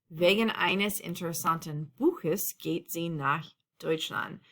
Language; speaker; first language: German; non-native, fluent; English